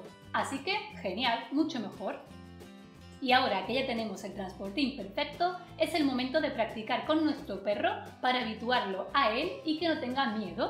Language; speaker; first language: Spanish; native; Spanish